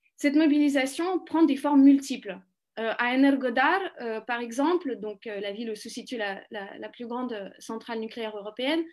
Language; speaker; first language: French; non-native, fluent; Ukrainian